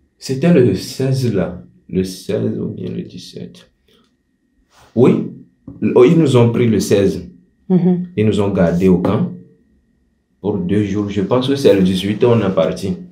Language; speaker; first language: French; non-native, local second language; Ewe